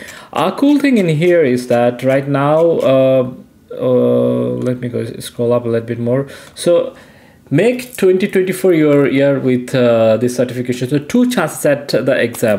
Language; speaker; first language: English; non-native, local second language; Bangla